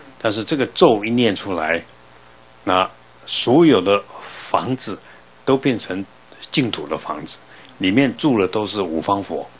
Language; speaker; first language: Chinese; native; Chinese